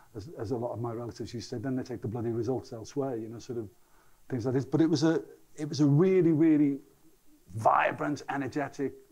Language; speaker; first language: English; native; English